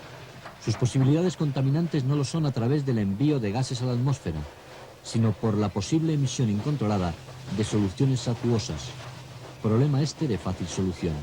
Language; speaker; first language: Spanish; native; Spanish